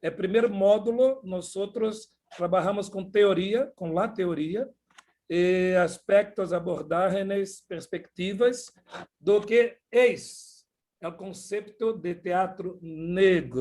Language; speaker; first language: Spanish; non-native, learner; Portuguese